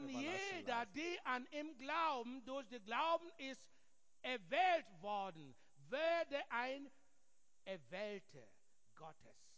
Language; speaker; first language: German; non-native, learner; English